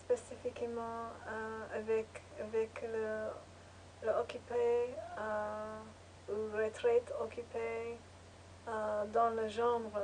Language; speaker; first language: French; non-native, learner; English